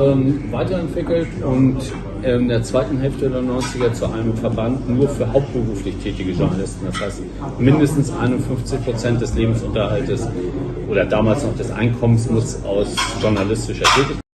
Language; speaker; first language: German; native; German